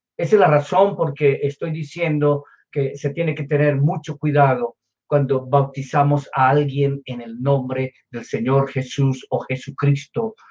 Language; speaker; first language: Spanish; native; Spanish